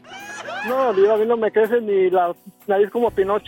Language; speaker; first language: Spanish; native; Spanish